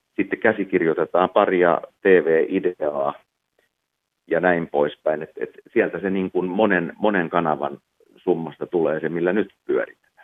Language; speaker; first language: Finnish; native; Finnish